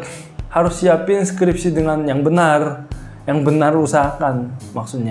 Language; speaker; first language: Indonesian; non-native, fluent; Korean